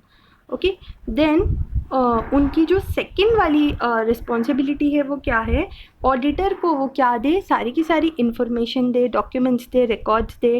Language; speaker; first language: Hindi; native; Hindi